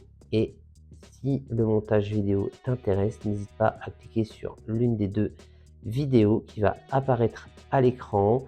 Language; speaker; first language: French; native; French